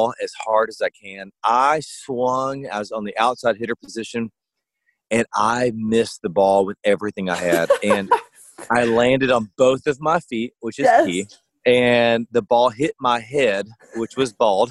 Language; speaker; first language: English; native; English